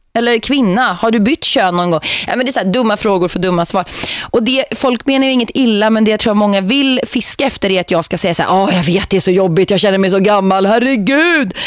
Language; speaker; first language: Swedish; native; Swedish